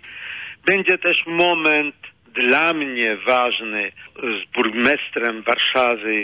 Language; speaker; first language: Polish; early bilingual, heritage; Polish